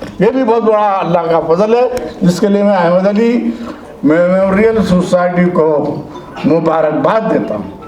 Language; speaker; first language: Urdu; native; Urdu